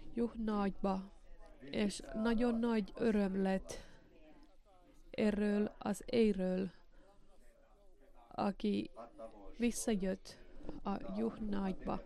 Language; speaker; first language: Hungarian; non-native, learner; Finnish